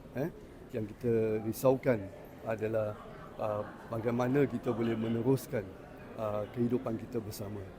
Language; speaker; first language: Malay; native; Malay